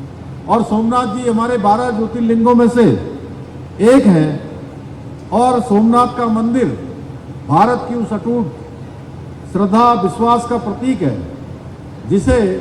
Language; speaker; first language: Hindi; native; Hindi